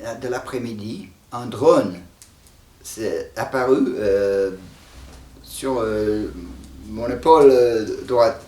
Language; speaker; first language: French; non-native, fluent; English